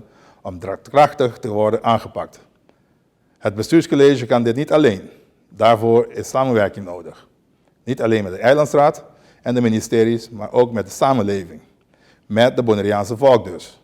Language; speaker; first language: Dutch; non-native, local second language; Papiamento